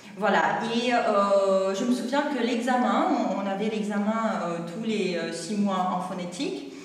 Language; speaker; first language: French; non-native, fluent; Russian